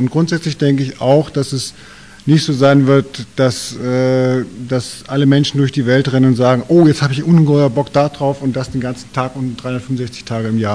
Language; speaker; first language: German; native; German